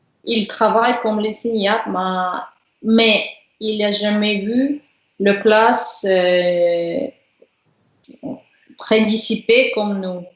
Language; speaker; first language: French; non-native, learner; Russian